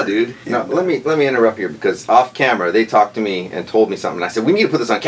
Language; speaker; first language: English; native; English